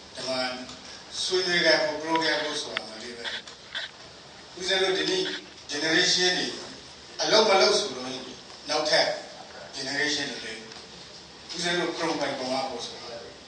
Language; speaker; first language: Burmese; native; Burmese